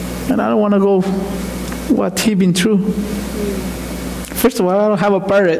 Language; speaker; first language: English; non-native, fluent; Spanish